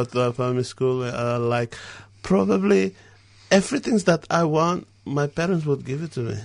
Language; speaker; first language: English; non-native, fluent; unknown